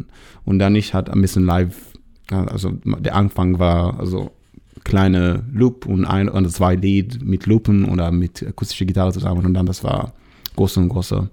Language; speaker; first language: German; non-native, learner; Hebrew